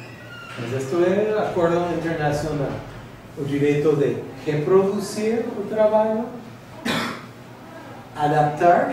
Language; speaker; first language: Portuguese; non-native, learner; English